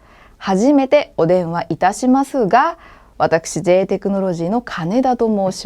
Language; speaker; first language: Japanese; non-native, fluent; Korean